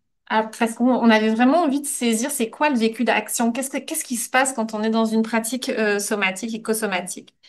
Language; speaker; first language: French; native; French